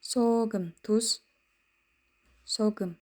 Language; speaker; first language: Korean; non-native, fluent; Kyrgyz